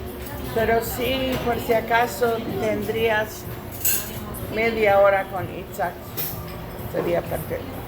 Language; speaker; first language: Spanish; non-native, learner; English